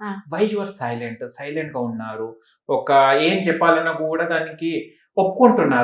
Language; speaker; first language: Telugu; native; Telugu